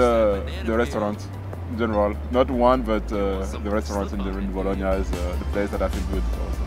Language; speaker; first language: English; non-native, fluent; French